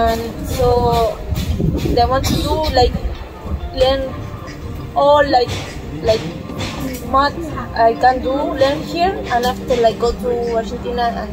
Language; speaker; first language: English; non-native, learner; Spanish